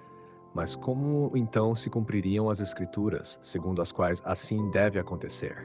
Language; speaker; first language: Portuguese; native; Portuguese